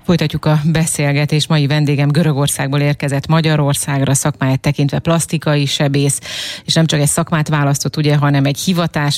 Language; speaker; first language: Hungarian; native; Hungarian